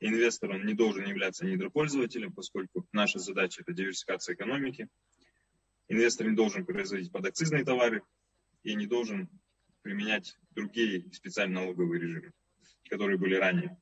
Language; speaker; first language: Russian; native; Russian